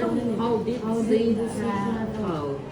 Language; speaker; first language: English; non-native, learner; Indonesian